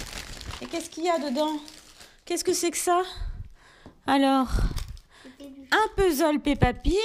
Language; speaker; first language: French; native; French